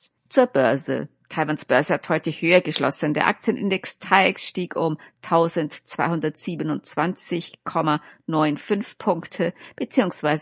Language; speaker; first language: German; native; German